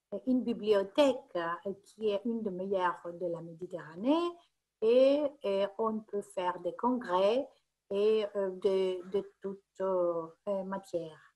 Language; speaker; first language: French; non-native, fluent; Greek